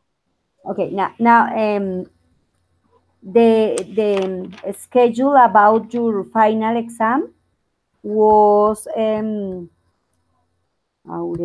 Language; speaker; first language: English; non-native, learner; Spanish